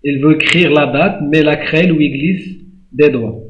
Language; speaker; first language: French; non-native, local second language; Arabic